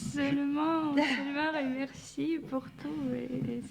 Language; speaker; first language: French; non-native, learner; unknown